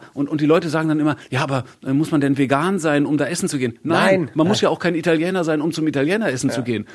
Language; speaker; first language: German; native; German